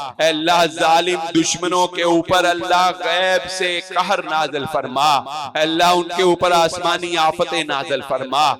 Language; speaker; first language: Urdu; non-native, local second language; Punjabi